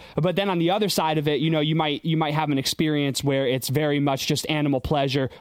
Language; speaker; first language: English; native; English